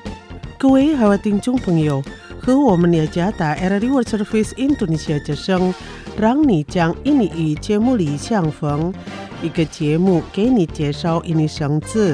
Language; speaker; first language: Chinese; early bilingual, heritage; Chinese